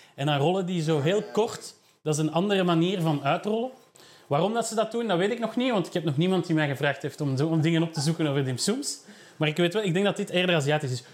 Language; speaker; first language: Dutch; native; Dutch